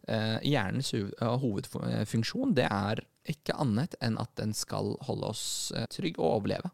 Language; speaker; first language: Norwegian; early bilingual, other home language; Arabic